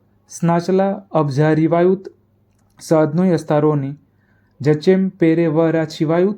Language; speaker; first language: Russian; non-native, fluent; Hindi